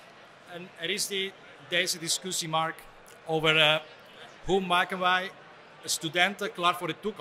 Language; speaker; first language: Dutch; non-native, fluent; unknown